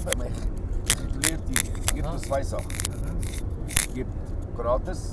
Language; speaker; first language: German; non-native, learner; Arabic